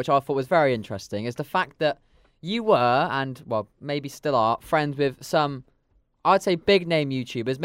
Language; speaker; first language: English; native; English